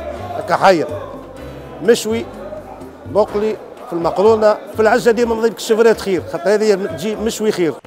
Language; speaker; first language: Arabic; native; Arabic